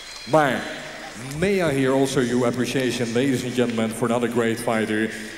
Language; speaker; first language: English; non-native, fluent; Dutch